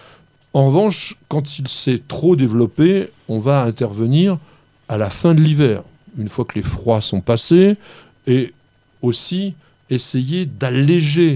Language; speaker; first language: French; native; French